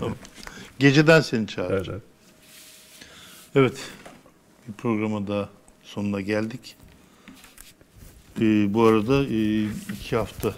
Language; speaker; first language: Turkish; native; Turkish